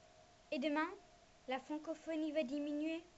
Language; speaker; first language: French; non-native, learner; English